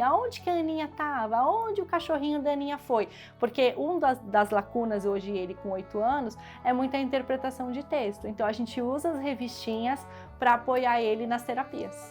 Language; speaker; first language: Portuguese; native; Portuguese